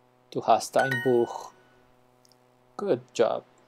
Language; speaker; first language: German; non-native, learner; Spanish